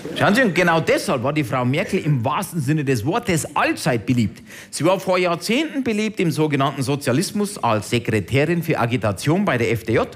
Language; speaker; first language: German; early bilingual, other home language; Turkish